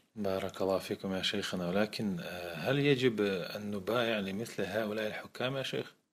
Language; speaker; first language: Arabic; non-native, fluent; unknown